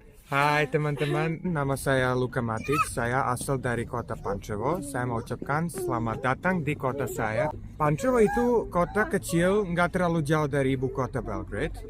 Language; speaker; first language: Indonesian; non-native, fluent; Serbian